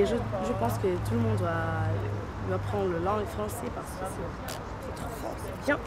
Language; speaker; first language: French; non-native, learner; Macedonian